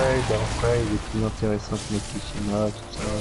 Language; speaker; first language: French; native; French